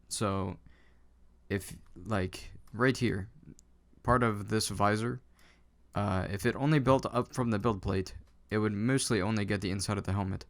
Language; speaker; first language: English; native; English